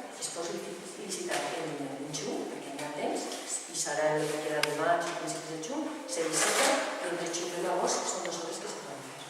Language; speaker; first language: Catalan; non-native, local second language; Spanish